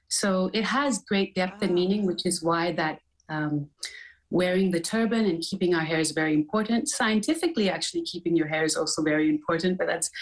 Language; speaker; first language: English; native; English